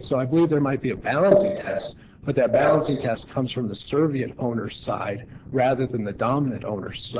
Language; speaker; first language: English; native; English